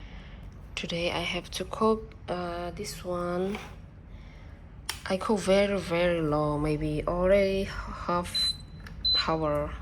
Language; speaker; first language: English; non-native, learner; Burmese